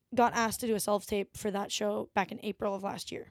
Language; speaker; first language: English; native; English